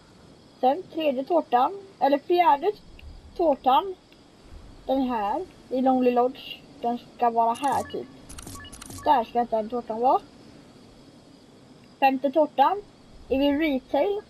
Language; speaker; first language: Swedish; native; Swedish